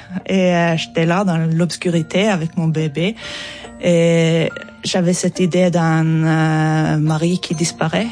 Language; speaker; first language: French; non-native, fluent; Norwegian